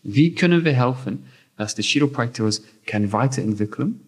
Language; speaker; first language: German; non-native, fluent; English